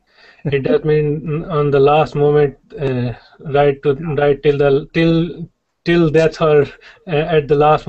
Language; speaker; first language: English; non-native, learner; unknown